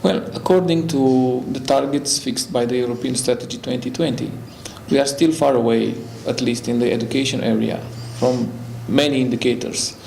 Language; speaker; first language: English; non-native, fluent; Romanian